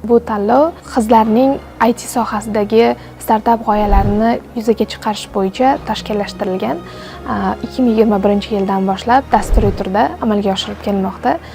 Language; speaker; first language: Uzbek; non-native, local second language; Kara-Kalpak